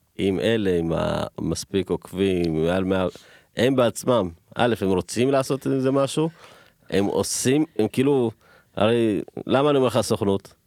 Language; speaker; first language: Hebrew; early bilingual, other home language; Amharic